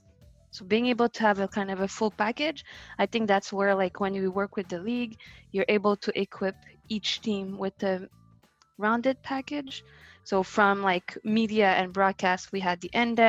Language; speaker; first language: English; non-native, fluent; French